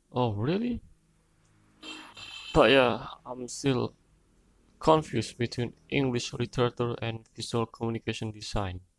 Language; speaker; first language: English; non-native, learner; Indonesian